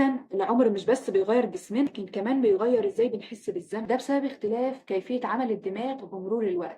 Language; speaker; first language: Arabic; native; Arabic